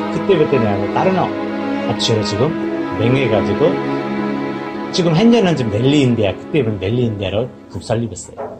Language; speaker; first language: Korean; non-native, fluent; Nepali